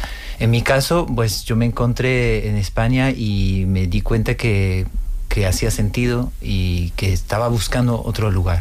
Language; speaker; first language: Spanish; non-native, fluent; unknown